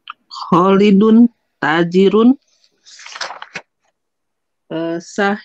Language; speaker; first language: Arabic; non-native, learner; Indonesian